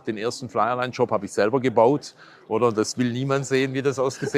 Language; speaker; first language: German; native; German